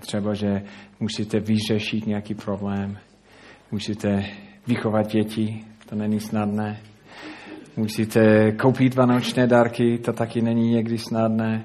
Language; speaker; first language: Czech; non-native, fluent; English